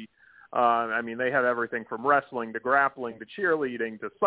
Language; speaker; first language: English; native; English